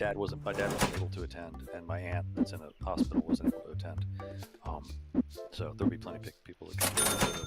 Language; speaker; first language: English; native; English